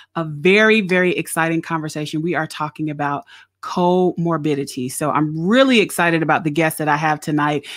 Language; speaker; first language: English; native; English